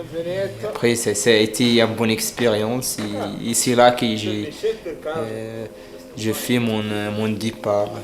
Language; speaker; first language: French; non-native, learner; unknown